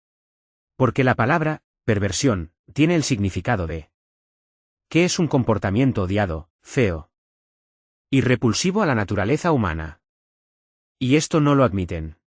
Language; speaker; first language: Spanish; non-native, fluent; Arabic